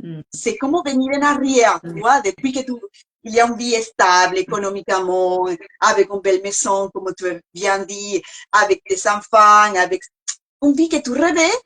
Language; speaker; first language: French; non-native, learner; Spanish